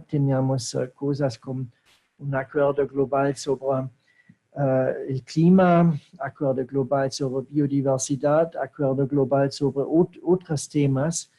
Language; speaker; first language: Spanish; non-native, fluent; German